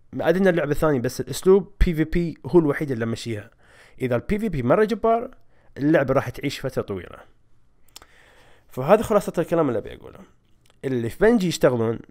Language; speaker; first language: Arabic; native; Arabic